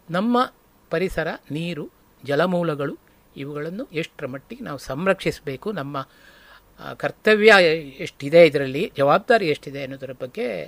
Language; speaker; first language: Kannada; native; Kannada